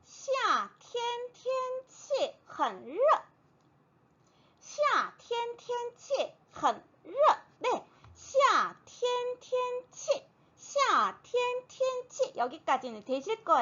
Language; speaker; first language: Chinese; non-native, fluent; Korean